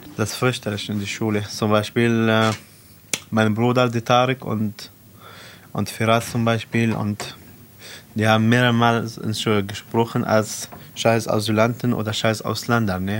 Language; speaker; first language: German; non-native, learner; Arabic